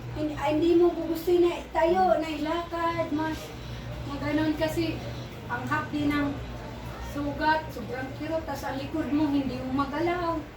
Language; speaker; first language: Filipino; native; Filipino